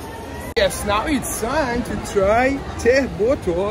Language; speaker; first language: English; non-native, learner; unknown